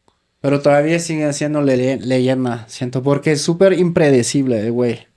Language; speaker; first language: Spanish; native; Spanish